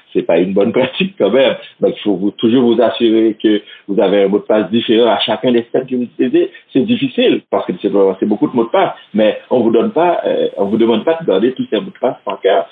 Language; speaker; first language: French; non-native, local second language; Haitian Creole